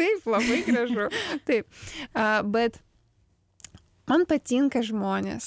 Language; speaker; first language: Lithuanian; non-native, learner; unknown